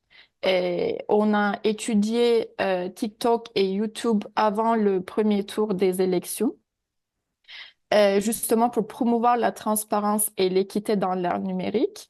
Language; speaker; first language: French; native; French